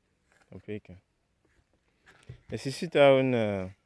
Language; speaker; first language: Spanish; non-native, learner; Haitian Creole